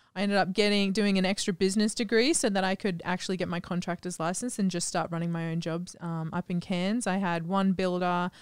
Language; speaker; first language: English; native; English